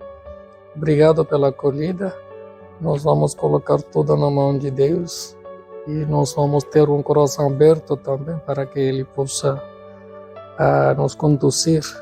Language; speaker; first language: Portuguese; non-native, fluent; Tamil